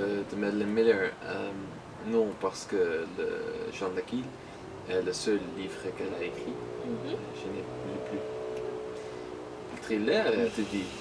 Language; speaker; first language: French; non-native, learner; Dutch